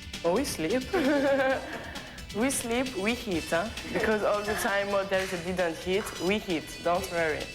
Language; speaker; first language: English; non-native, learner; French